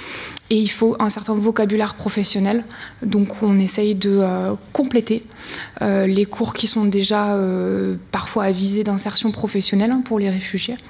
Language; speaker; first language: French; native; French